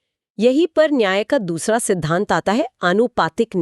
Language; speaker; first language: Hindi; native; Hindi